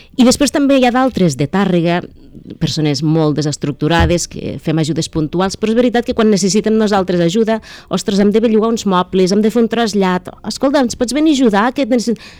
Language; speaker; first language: Catalan; native; Catalan